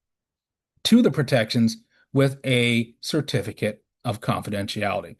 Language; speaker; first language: English; native; English